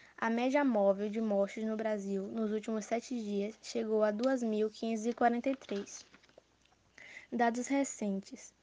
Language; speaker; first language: Portuguese; native; Portuguese